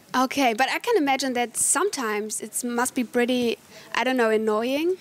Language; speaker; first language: English; non-native, fluent; German